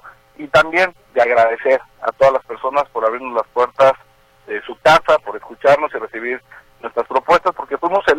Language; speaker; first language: Spanish; native; Spanish